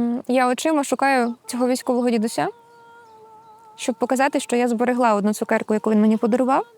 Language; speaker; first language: Ukrainian; native; Ukrainian